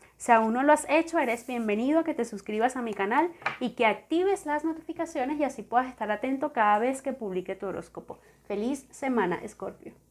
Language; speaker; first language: Spanish; native; Spanish